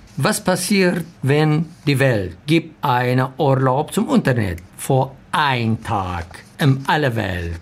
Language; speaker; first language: German; non-native, learner; Arabic